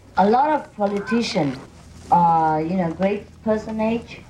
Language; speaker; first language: English; non-native, fluent; Vietnamese